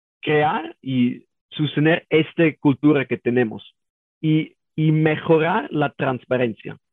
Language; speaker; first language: Spanish; non-native, learner; German